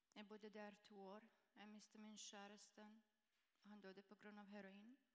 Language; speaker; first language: Norwegian; non-native, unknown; Croatian